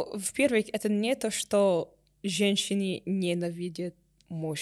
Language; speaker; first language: Russian; non-native, learner; English